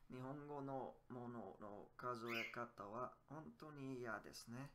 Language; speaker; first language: Japanese; non-native, learner; English